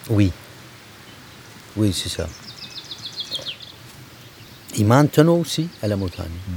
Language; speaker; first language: French; non-native, learner; Kurdish